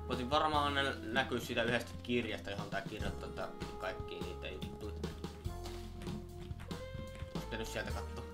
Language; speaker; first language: Finnish; native; Finnish